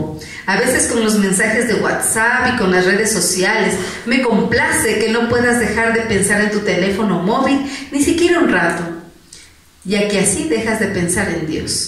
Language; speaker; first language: Spanish; native; Spanish